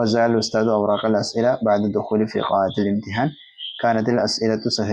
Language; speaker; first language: Arabic; non-native, fluent; Malayalam